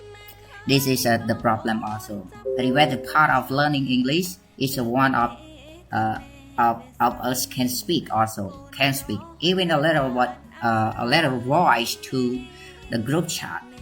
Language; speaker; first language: English; non-native, learner; Khmer